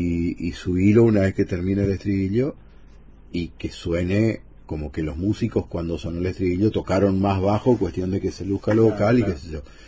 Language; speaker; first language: Spanish; native; Spanish